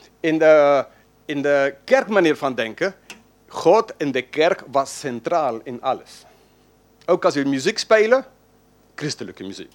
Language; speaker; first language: Dutch; non-native, fluent; English